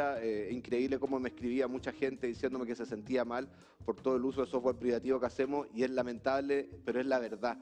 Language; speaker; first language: Spanish; native; Spanish